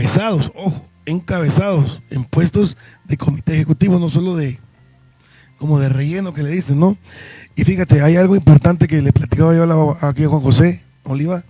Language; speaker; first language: Spanish; native; Spanish